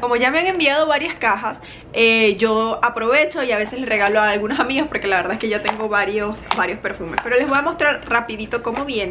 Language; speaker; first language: Spanish; native; Spanish